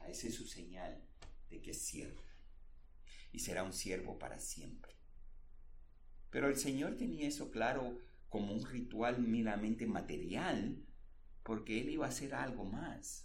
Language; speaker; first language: Spanish; native; Spanish